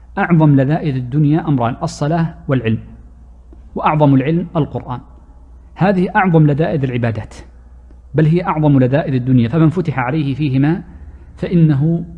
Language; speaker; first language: Arabic; native; Arabic